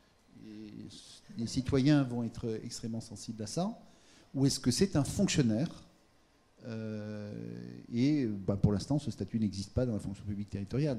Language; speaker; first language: French; native; French